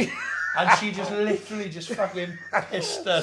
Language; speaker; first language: English; native; English